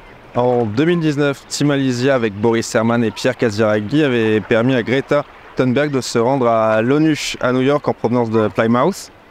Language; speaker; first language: French; native; French